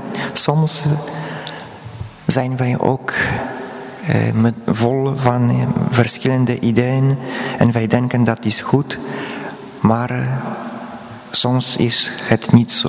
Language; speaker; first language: Dutch; non-native, fluent; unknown